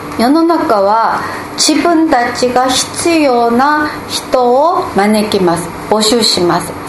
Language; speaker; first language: Japanese; non-native, fluent; Korean